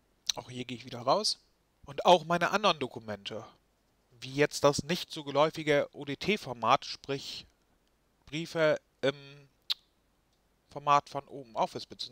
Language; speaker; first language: German; native; German